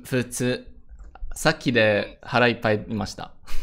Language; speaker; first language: Japanese; non-native, learner; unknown